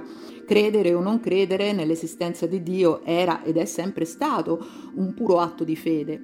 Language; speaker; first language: Italian; native; Italian